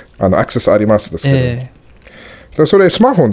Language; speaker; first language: Japanese; non-native, learner; English